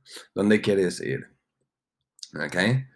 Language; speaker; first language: Spanish; non-native, fluent; English